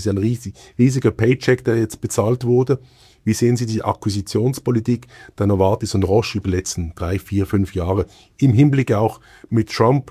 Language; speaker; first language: German; native; German